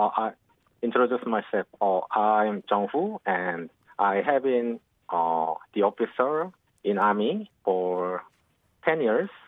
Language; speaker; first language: English; non-native, learner; Korean